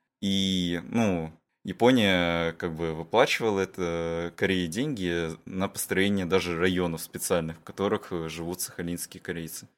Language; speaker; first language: Russian; native; Russian